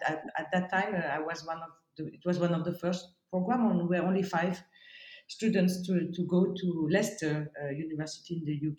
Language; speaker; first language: English; non-native, fluent; French